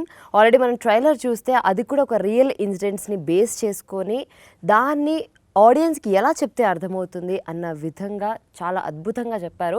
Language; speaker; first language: Telugu; native; Telugu